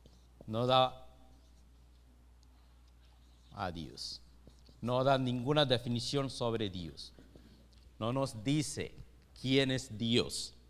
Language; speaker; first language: Spanish; non-native, fluent; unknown